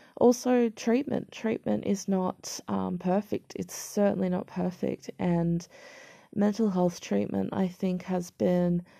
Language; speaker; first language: English; native; English